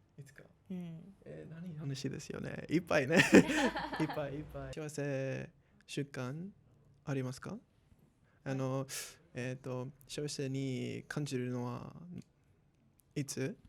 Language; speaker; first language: Japanese; non-native, learner; English